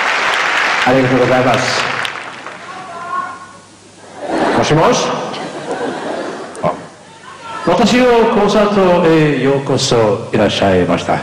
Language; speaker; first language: Japanese; non-native, learner; Turkish